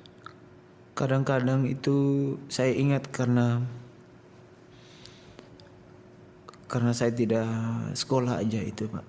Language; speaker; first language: Indonesian; non-native, local second language; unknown